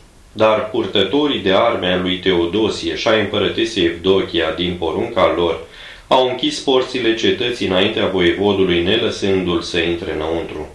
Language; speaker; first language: Romanian; native; Romanian